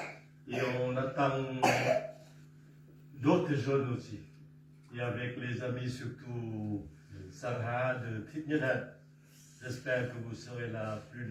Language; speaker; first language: French; non-native, fluent; Vietnamese